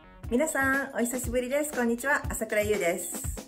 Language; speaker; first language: Japanese; native; Japanese